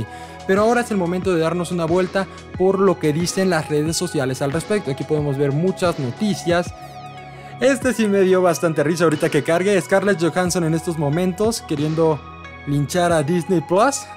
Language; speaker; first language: Spanish; native; Spanish